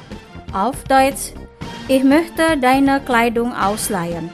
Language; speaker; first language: German; non-native, fluent; Indonesian